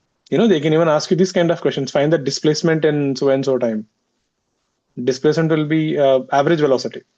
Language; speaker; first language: English; non-native, local second language; Hindi